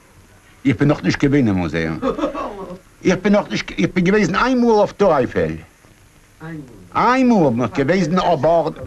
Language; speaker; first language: German; non-native, learner; Polish